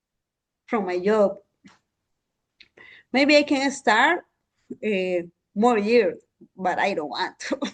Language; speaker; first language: English; non-native, learner; Spanish